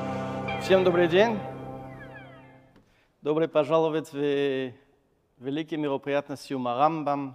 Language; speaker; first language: Russian; non-native, fluent; French